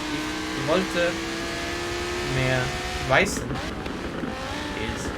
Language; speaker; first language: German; non-native, learner; English